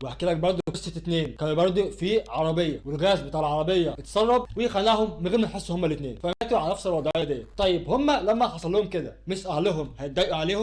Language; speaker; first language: Arabic; native; Arabic